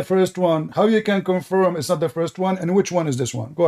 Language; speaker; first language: English; non-native, fluent; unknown